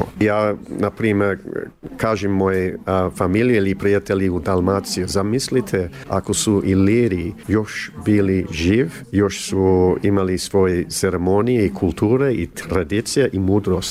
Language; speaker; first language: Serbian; early bilingual, heritage; Croatian